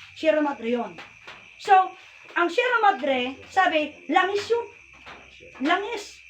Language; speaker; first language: Filipino; non-native, local second language; Iloko